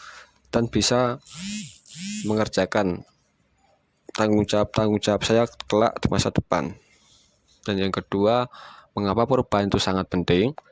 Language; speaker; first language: Indonesian; native; Indonesian